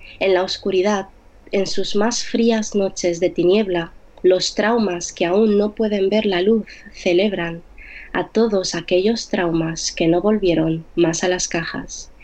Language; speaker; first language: Spanish; early bilingual, other home language; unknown